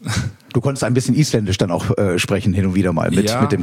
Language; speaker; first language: German; native; German